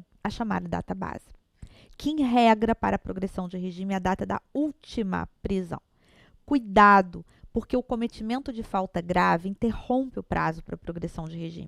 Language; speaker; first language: Portuguese; native; Portuguese